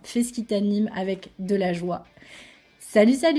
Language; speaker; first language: French; native; French